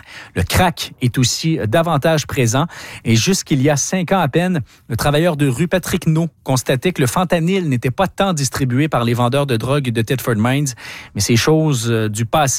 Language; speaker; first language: French; native; French